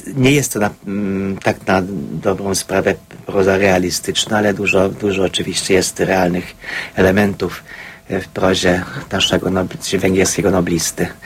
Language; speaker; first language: Polish; non-native, fluent; Hungarian